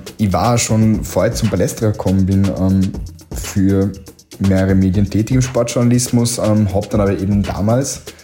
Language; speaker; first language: German; native; German